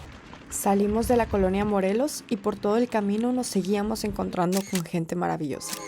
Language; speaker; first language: Spanish; native; Spanish